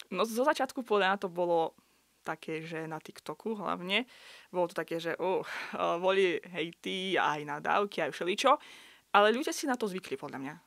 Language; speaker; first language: Slovak; non-native, fluent; Russian